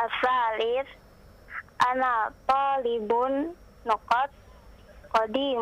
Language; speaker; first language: Arabic; non-native, learner; Indonesian